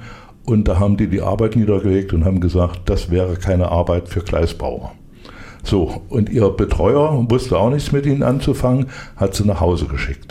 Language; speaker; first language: German; native; German